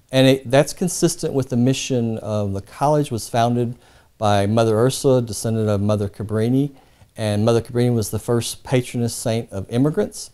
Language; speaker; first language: English; non-native, fluent; Spanish